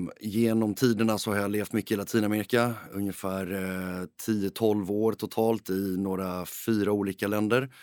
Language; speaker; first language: Swedish; early bilingual, heritage; Swedish